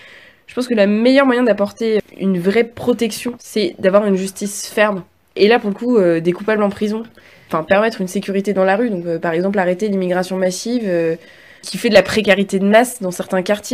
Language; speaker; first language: French; native; French